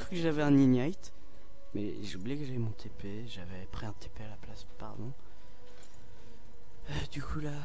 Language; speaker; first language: French; native; French